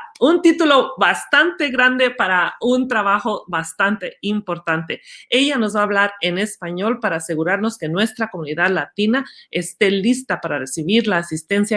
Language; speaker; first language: Spanish; early bilingual, other home language; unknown